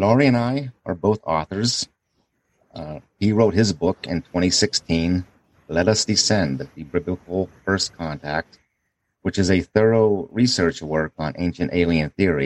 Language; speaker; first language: English; native; English